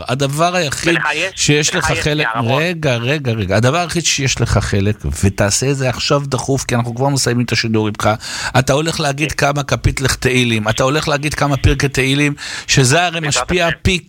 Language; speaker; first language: Hebrew; native; Hebrew